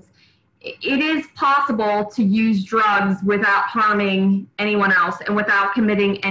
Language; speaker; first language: English; native; English